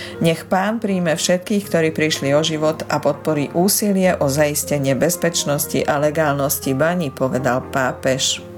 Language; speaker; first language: Slovak; early bilingual, heritage; Slovak